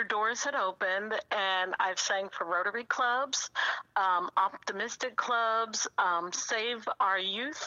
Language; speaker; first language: English; native; English